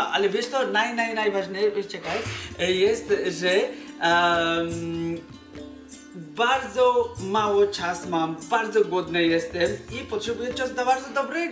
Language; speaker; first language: Polish; non-native, learner; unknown